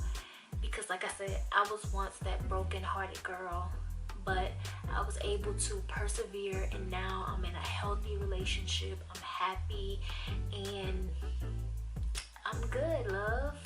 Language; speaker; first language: English; native; English